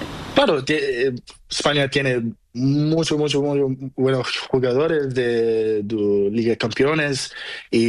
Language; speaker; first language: Spanish; non-native, learner; Portuguese